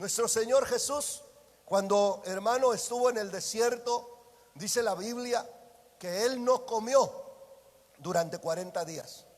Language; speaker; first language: Spanish; native; Spanish